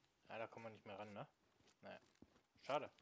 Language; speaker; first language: German; native; German